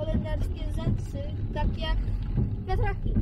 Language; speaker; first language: Polish; early bilingual, heritage; Polish